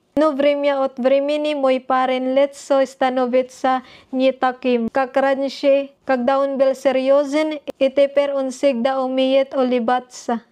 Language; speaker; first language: Russian; non-native, learner; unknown